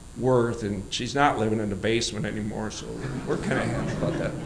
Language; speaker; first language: English; native; English